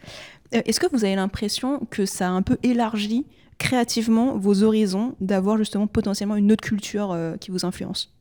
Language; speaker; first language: French; native; French